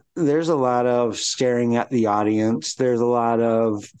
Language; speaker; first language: English; native; English